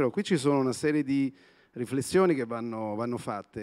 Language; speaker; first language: Italian; native; Italian